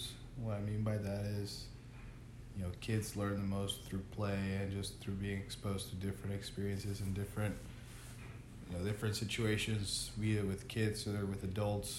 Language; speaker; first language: English; non-native, fluent; Spanish